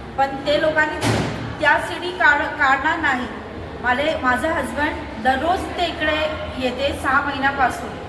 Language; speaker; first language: Marathi; non-native, local second language; Urdu